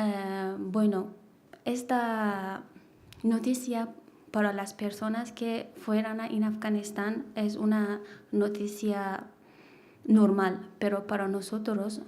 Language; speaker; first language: Spanish; non-native, learner; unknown